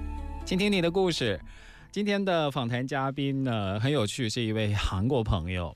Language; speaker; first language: Chinese; native; Chinese